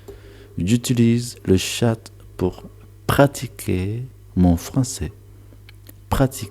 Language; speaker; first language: French; non-native, learner; Tigrinya